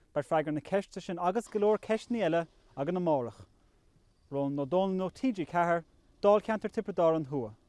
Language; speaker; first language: Irish; native; Irish